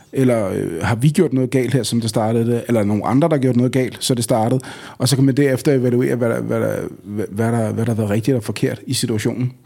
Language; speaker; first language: Danish; native; Danish